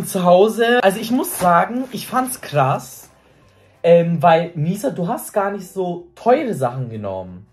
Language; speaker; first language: German; native; German